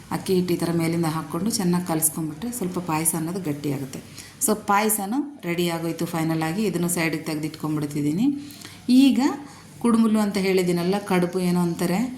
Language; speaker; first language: Kannada; non-native, local second language; Telugu